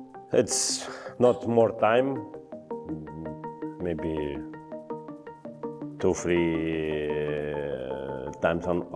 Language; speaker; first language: English; non-native, learner; Ukrainian